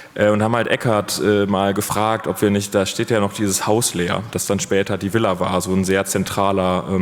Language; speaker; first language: German; native; German